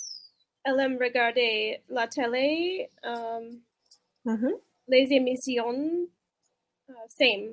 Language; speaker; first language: French; non-native, learner; English